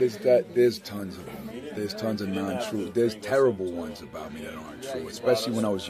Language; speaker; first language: English; native; English